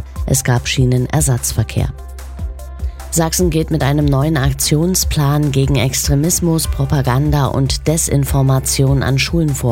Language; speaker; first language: German; native; German